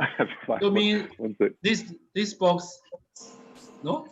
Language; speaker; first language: English; non-native, learner; Chinese